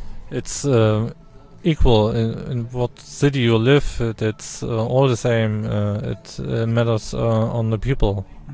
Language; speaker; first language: English; non-native, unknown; German